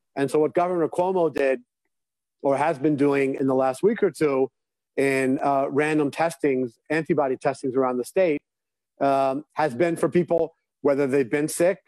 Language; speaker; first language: English; native; English